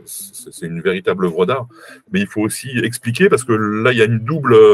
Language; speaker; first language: French; native; French